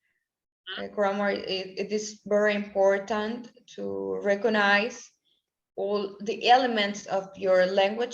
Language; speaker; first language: English; non-native, learner; Spanish